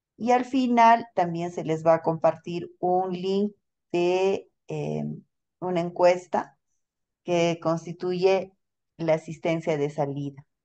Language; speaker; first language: Spanish; native; Spanish